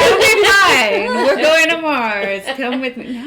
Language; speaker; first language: English; native; English